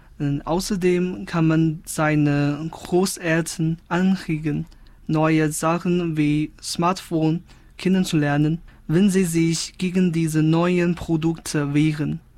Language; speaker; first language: German; non-native, fluent; Chinese